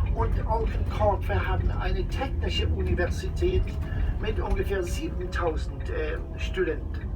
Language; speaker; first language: German; non-native, fluent; English